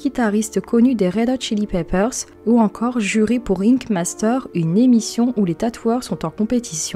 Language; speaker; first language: French; native; French